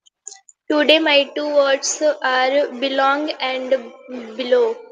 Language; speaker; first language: English; non-native, learner; Hindi